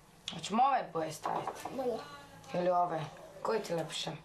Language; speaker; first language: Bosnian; non-native, learner; Chinese